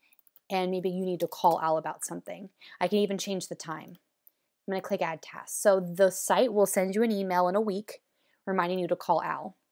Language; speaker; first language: English; native; English